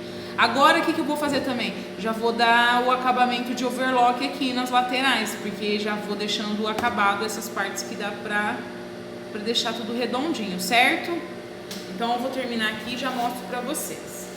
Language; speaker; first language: Portuguese; native; Portuguese